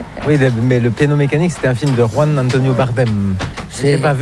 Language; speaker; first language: French; native; French